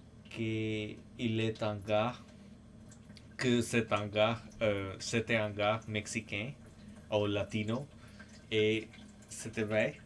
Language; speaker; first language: French; non-native, fluent; English